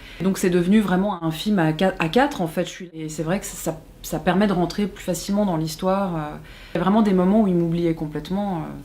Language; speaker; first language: French; native; French